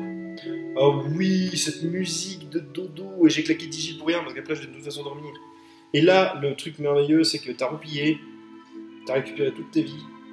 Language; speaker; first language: French; native; French